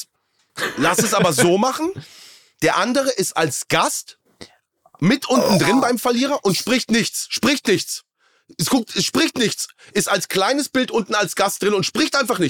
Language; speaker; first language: German; native; German